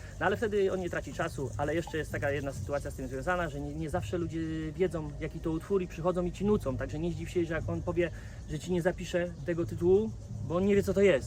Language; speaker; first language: Polish; native; Polish